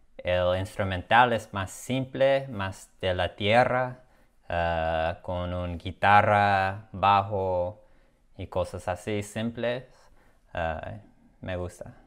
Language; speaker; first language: Spanish; non-native, learner; English